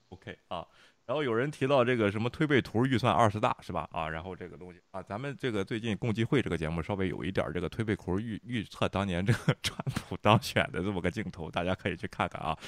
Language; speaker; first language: Chinese; native; Chinese